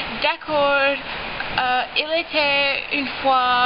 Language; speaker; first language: French; non-native, learner; English